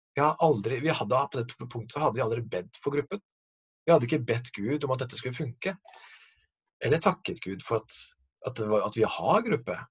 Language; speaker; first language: Norwegian; native; Norwegian